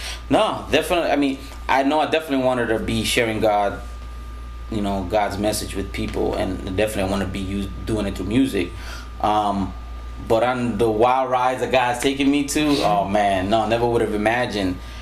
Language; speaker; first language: English; early bilingual, other home language; Spanish